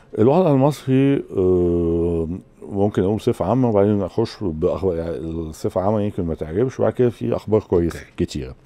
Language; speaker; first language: Arabic; native; Arabic